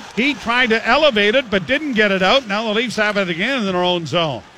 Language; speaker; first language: English; native; English